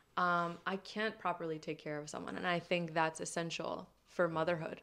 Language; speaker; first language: English; non-native, fluent; French